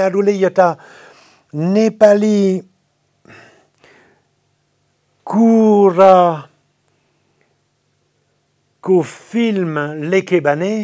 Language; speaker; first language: Nepali; non-native, fluent; French